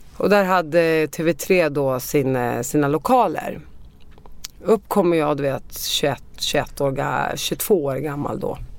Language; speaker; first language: Swedish; early bilingual, other home language; Arabic